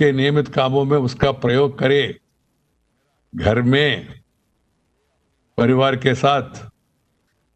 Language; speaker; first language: Hindi; non-native, local second language; Telugu